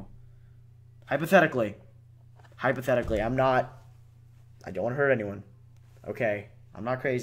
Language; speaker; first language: English; native; English